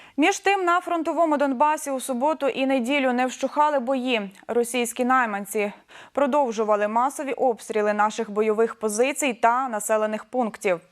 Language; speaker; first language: Ukrainian; native; Ukrainian